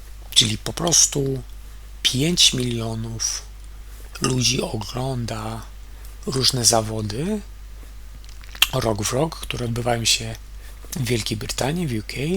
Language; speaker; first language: Polish; native; Polish